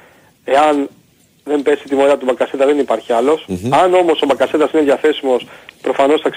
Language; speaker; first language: Greek; native; Greek